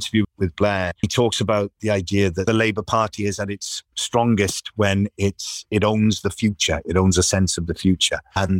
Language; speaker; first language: English; native; English